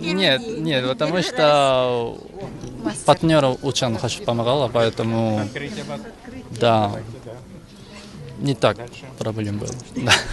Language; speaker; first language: Russian; non-native, learner; Korean